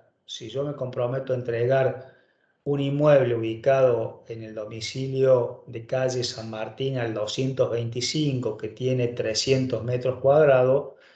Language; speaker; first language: Spanish; native; Spanish